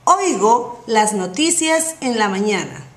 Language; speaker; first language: Spanish; non-native, fluent; English